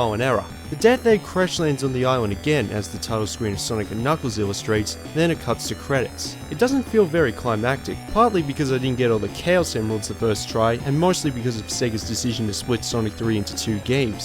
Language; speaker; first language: English; native; English